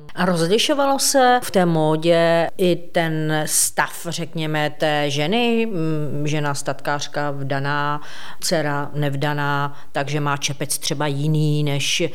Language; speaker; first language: Czech; native; Czech